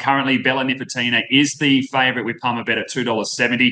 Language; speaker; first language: English; native; English